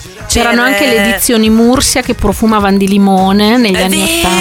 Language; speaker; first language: Italian; native; Italian